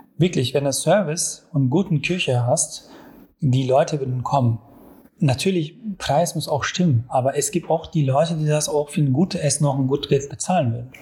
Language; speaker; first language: German; non-native, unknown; Turkish